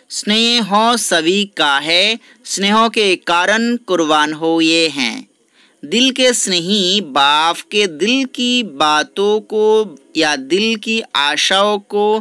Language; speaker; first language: Hindi; non-native, local second language; Bangla